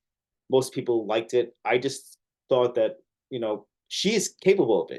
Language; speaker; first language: English; native; English